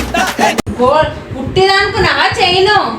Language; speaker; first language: Telugu; native; Telugu